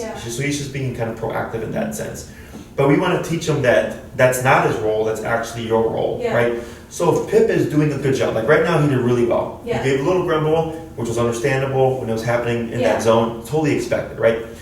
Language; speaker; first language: English; native; English